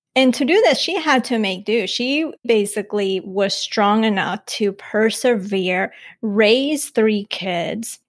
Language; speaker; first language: English; early bilingual, other home language; Spanish